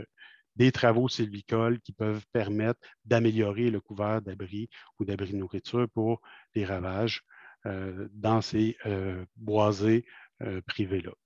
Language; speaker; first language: French; native; French